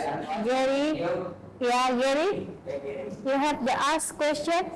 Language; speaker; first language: English; non-native, learner; Indonesian